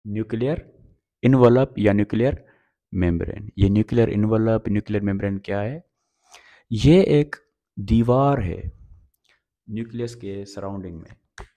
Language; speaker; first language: Urdu; non-native, local second language; Sindhi